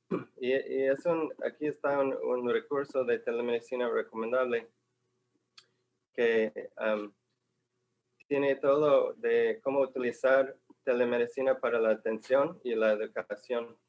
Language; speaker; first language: Spanish; non-native, fluent; English